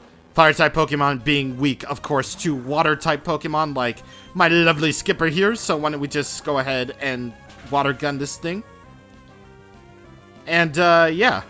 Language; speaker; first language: English; native; English